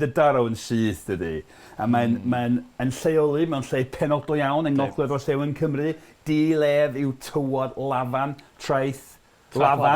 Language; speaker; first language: Welsh; non-native, fluent; English